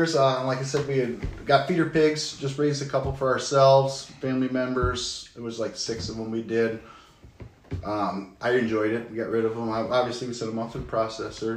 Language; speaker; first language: English; native; English